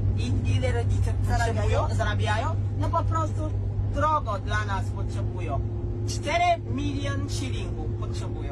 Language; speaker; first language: Polish; non-native, learner; Swahili